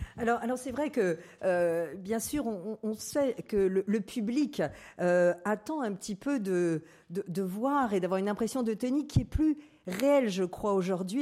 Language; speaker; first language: French; native; French